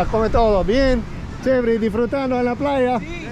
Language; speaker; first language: Spanish; non-native, learner; English